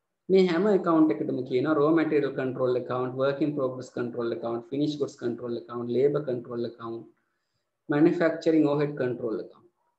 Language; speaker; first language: English; non-native, local second language; Sinhala